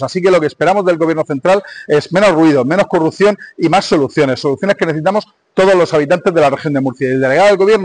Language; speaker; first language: Spanish; native; Spanish